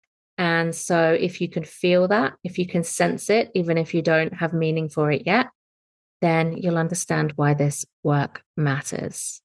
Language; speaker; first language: English; native; English